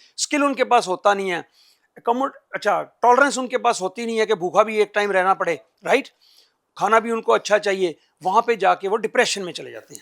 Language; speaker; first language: Hindi; non-native, local second language; Punjabi